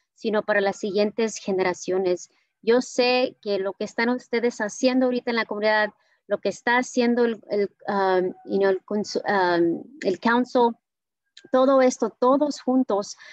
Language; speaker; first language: Spanish; early bilingual, heritage; Spanish